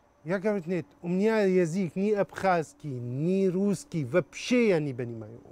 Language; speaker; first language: Russian; non-native, learner; Arabic